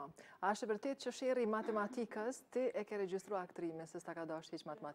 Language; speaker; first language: Albanian; native; Albanian